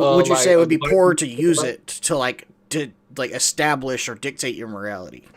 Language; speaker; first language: English; native; English